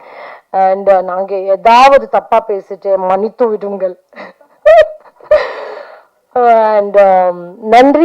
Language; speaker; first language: Tamil; non-native, learner; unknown